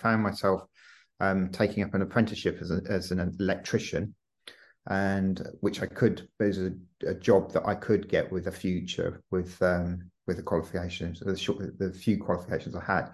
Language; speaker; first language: English; native; English